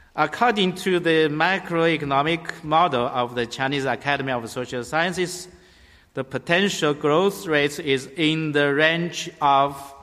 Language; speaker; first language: English; non-native, learner; Chinese